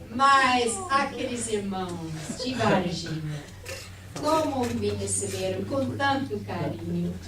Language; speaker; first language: Portuguese; non-native, fluent; English